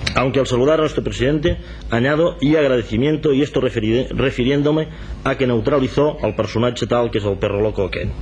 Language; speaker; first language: Spanish; non-native, local second language; Catalan